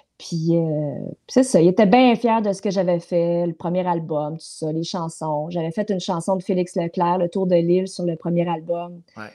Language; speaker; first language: French; native; French